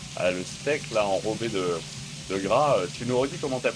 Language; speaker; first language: French; native; French